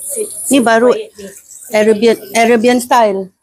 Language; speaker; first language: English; non-native, local second language; Malay